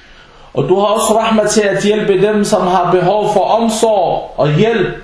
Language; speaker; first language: Danish; non-native, fluent; Arabic